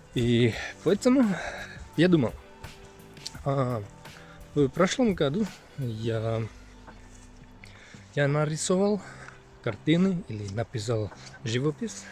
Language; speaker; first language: Russian; non-native, learner; Finnish